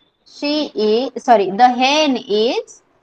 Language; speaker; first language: English; non-native, local second language; Marathi